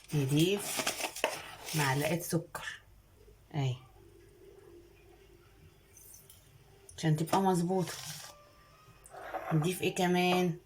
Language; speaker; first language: Arabic; native; Arabic